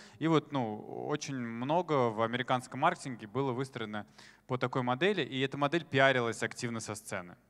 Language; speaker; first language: Russian; native; Russian